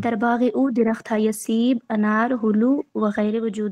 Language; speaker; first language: Persian; non-native, learner; Urdu